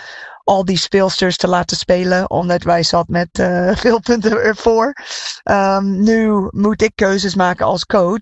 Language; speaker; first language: Dutch; non-native, fluent; English